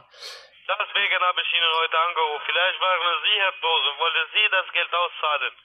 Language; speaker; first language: German; non-native, learner; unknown